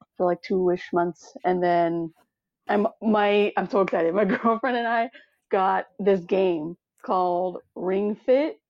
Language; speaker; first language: English; early bilingual, other home language; Samoan